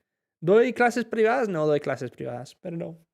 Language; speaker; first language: Spanish; non-native, fluent; English